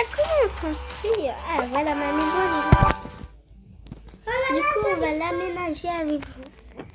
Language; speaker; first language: French; native; French